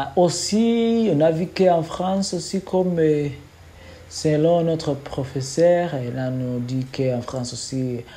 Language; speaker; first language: French; non-native, learner; Kinyarwanda